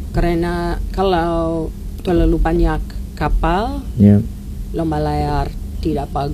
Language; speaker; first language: Indonesian; non-native, learner; English